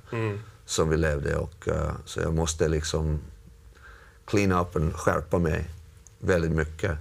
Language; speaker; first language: Swedish; non-native, local second language; Finnish